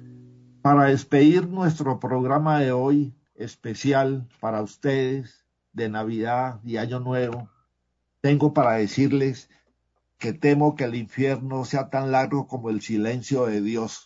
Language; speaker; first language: Spanish; native; Spanish